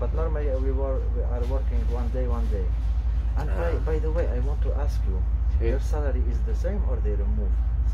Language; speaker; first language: English; non-native, learner; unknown